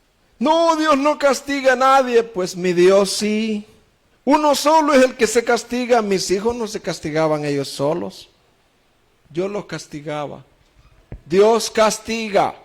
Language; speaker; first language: Spanish; native; Spanish